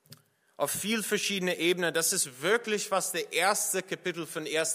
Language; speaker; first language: German; non-native, fluent; English